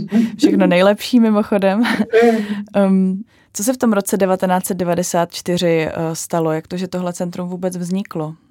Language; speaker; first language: Czech; native; Czech